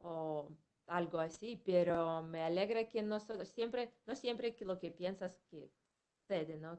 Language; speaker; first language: Spanish; non-native, fluent; Russian